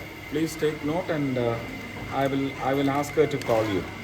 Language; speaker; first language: English; non-native, local second language; Malayalam